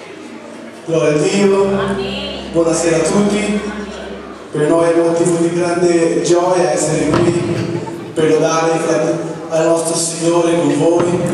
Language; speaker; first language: Italian; non-native, fluent; Portuguese